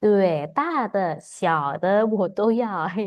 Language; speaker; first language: Chinese; non-native, fluent; Indonesian